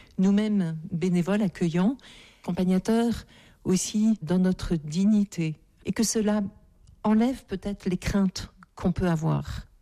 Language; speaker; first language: French; native; French